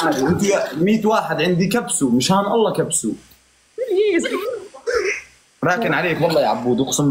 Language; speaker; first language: Arabic; native; Arabic